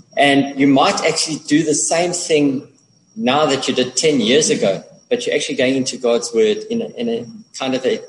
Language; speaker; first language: English; native; English